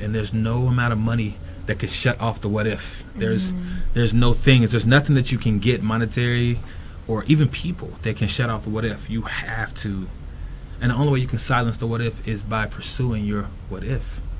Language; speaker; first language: English; early bilingual, other home language; Spanish